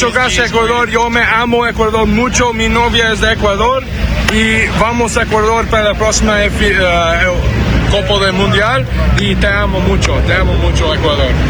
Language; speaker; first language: Spanish; non-native, learner; Portuguese